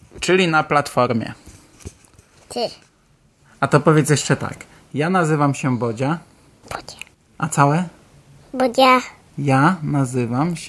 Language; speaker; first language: Polish; native; Polish